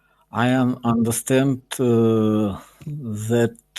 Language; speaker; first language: English; non-native, learner; Russian